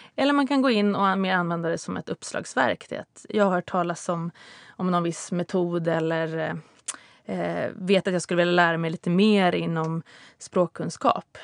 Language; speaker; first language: Swedish; native; Swedish